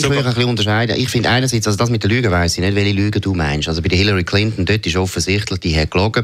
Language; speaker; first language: German; native; German